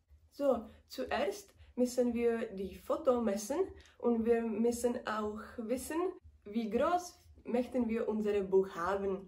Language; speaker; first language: German; non-native, learner; Czech